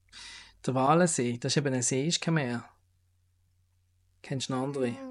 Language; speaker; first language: German; native; German